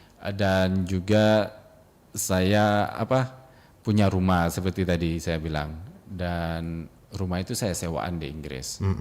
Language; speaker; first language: Indonesian; non-native, local second language; Minangkabau